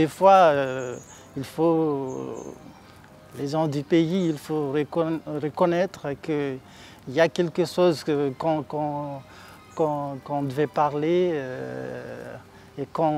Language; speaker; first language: French; non-native, local second language; Malagasy